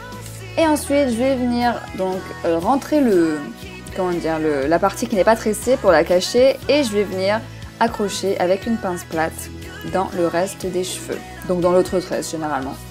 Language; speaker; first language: French; native; French